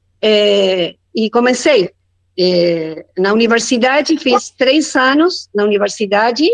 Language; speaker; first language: Portuguese; non-native, learner; Spanish